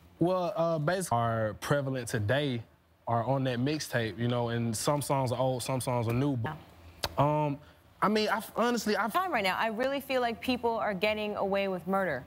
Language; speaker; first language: English; native; English